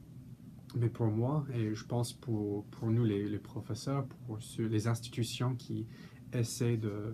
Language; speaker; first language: French; non-native, fluent; English